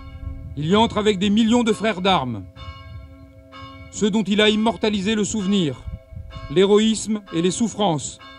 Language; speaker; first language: French; native; French